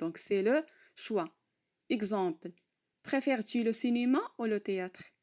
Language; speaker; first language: French; non-native, local second language; Arabic